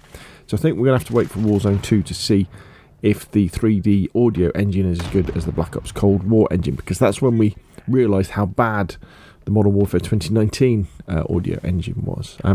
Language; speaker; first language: English; native; English